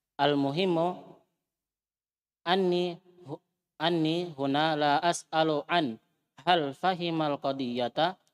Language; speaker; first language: Arabic; non-native, fluent; Indonesian